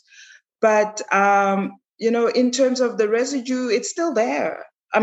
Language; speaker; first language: English; non-native, local second language; Zulu